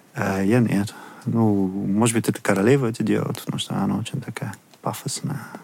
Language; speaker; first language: Russian; non-native, fluent; English